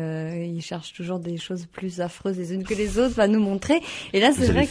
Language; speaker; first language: French; native; French